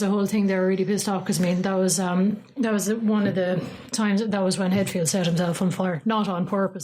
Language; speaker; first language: English; native; English